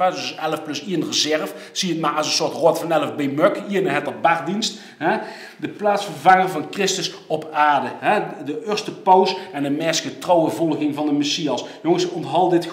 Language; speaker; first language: Dutch; native; Dutch